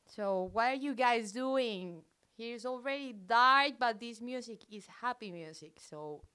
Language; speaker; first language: English; non-native, fluent; Spanish